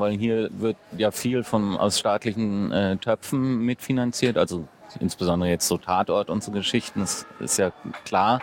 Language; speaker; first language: German; native; German